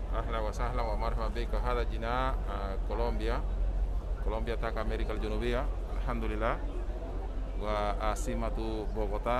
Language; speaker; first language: Arabic; non-native, learner; Spanish